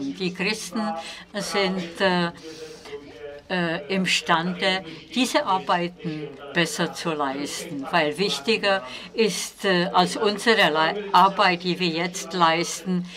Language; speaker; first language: German; non-native, fluent; Czech